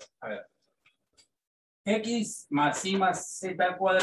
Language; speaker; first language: Spanish; native; Spanish